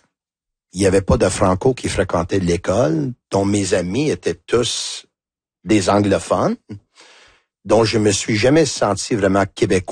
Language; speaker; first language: French; non-native, local second language; Italian